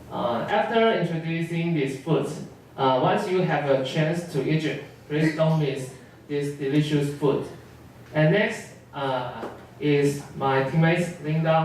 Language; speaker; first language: English; non-native, learner; Chinese